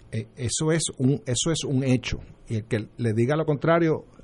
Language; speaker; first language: Spanish; native; Spanish